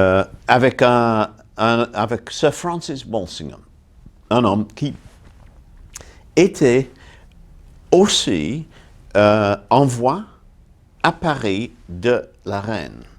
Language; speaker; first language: French; non-native, fluent; English